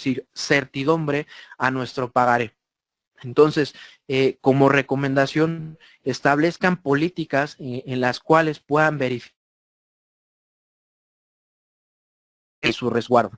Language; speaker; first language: Spanish; native; Spanish